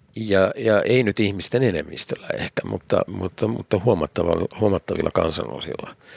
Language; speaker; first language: Finnish; native; Finnish